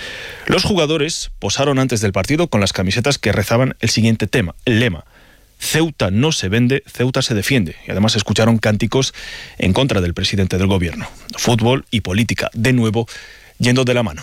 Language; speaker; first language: Spanish; native; Spanish